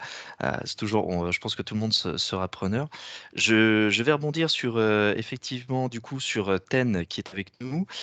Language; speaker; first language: French; native; French